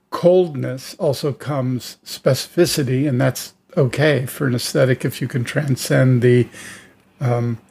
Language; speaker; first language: English; native; English